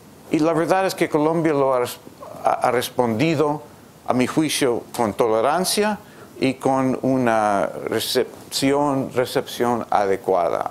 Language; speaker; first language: Spanish; non-native, fluent; English